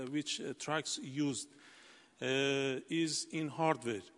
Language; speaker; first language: English; non-native, learner; Persian